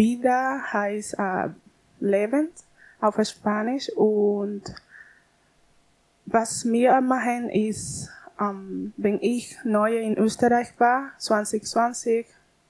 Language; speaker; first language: German; non-native, learner; Spanish